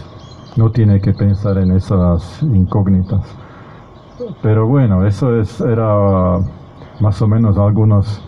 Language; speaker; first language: Spanish; non-native, fluent; Slovak